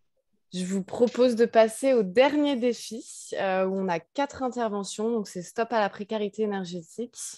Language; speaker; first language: French; native; French